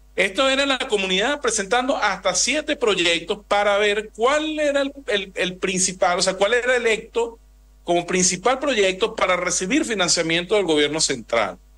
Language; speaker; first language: Spanish; native; Spanish